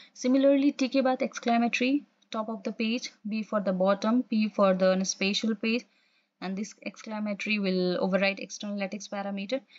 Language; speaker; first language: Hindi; non-native, local second language; Assamese